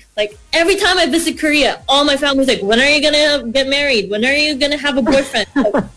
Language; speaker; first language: English; non-native, local second language; Korean